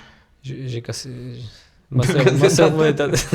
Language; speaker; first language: French; non-native, fluent; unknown